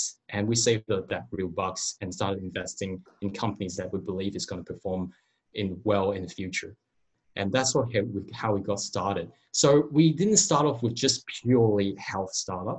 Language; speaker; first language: English; non-native, local second language; Cantonese